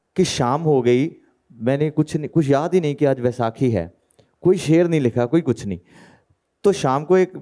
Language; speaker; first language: Hindi; native; Hindi